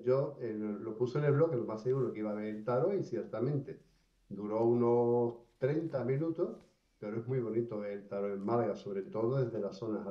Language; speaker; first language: Spanish; native; Spanish